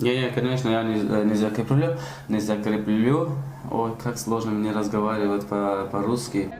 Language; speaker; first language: Russian; non-native, learner; Tajik